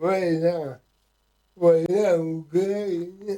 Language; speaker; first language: Ukrainian; non-native, local second language; Russian